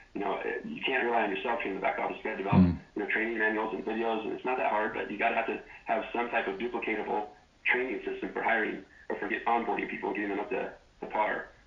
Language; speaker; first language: English; native; English